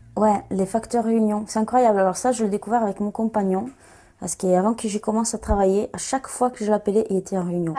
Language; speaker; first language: French; non-native, fluent; Italian